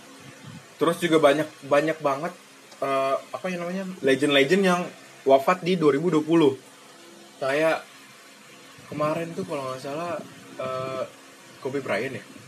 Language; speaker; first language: Indonesian; native; Indonesian